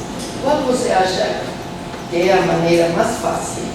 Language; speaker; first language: Spanish; early bilingual, heritage; Spanish